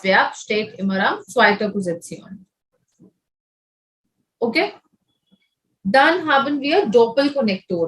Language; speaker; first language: German; non-native, fluent; Hindi